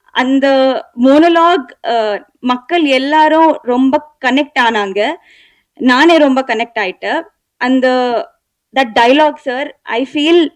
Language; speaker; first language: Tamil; non-native, learner; Telugu